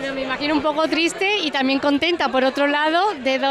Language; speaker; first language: Spanish; native; Spanish